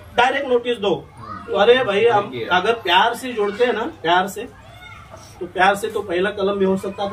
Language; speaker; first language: Hindi; non-native, local second language; Marathi